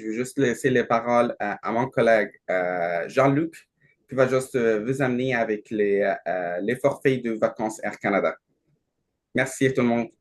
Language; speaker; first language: French; non-native, learner; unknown